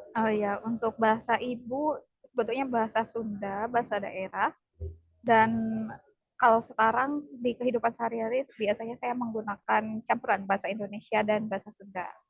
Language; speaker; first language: Indonesian; non-native, local second language; Sundanese